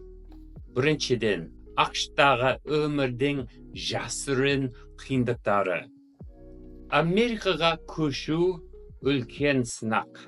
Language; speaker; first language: Kazakh; non-native, fluent; English